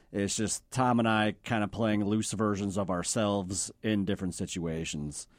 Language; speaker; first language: English; native; English